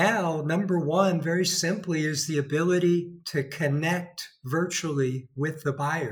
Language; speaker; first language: English; native; English